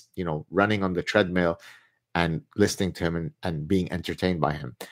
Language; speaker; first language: English; early bilingual, other home language; Arabic